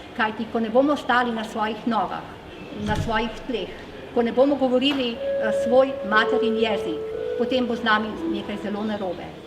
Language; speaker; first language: Slovenian; native; Slovenian